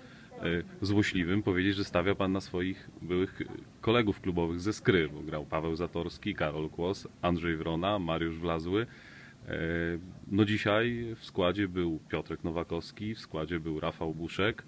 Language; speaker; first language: Polish; native; Polish